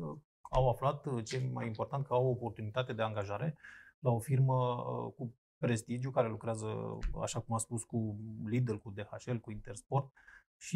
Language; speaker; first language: Romanian; native; Romanian